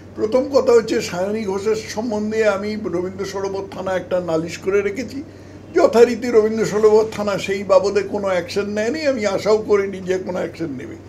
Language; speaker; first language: Bangla; native; Bangla